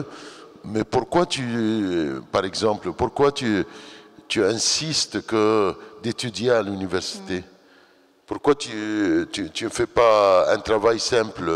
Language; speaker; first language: French; non-native, fluent; Arabic